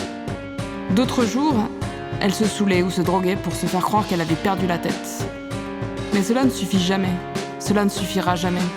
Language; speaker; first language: French; native; French